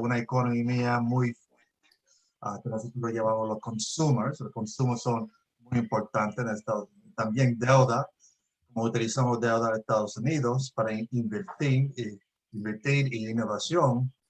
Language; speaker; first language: Spanish; early bilingual, heritage; Spanish